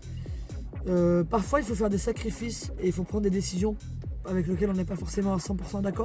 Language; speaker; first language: French; native; French